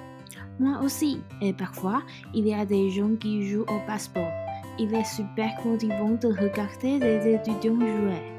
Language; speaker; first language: French; non-native, learner; Chinese